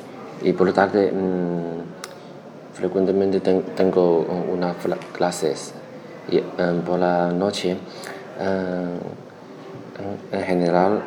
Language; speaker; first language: Spanish; non-native, learner; Chinese